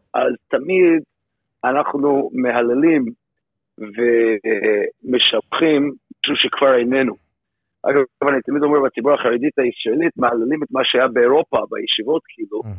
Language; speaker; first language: Hebrew; non-native, fluent; English